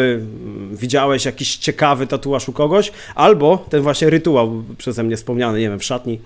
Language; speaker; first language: Polish; native; Polish